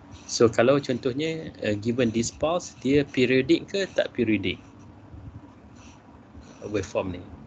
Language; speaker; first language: English; non-native, local second language; Malay